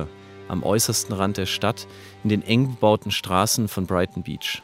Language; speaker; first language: German; native; German